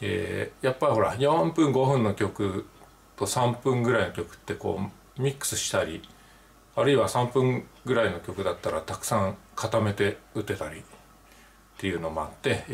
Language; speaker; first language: Japanese; native; Japanese